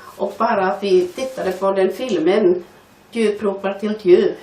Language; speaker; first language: Swedish; non-native, fluent; Finnish